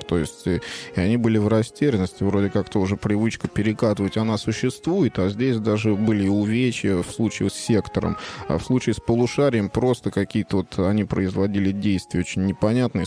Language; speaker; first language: Russian; native; Russian